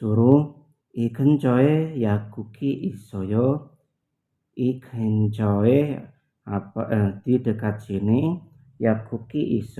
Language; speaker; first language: Korean; non-native, learner; Indonesian